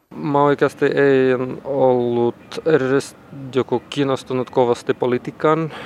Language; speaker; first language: Finnish; non-native, learner; Russian